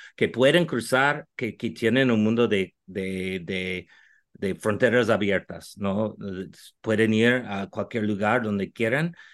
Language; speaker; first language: Spanish; non-native, fluent; English